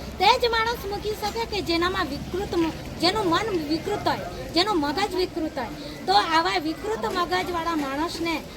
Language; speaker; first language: Gujarati; non-native, local second language; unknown